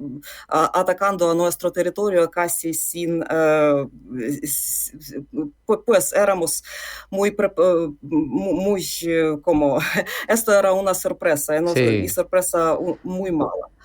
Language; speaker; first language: Spanish; non-native, fluent; Ukrainian